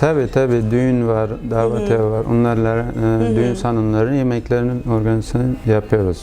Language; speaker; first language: Turkish; non-native, learner; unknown